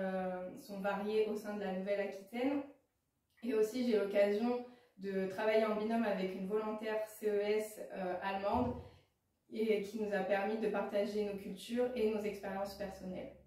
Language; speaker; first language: French; native; French